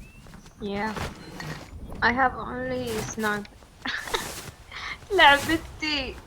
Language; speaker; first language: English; non-native, learner; Arabic